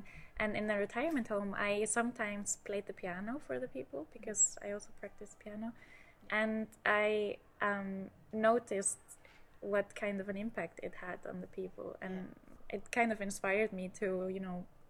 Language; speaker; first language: English; non-native, fluent; Icelandic